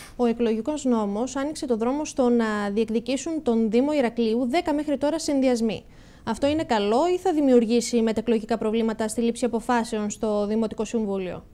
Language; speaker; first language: Greek; native; Greek